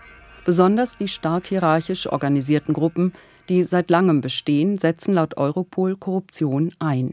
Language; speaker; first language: German; native; German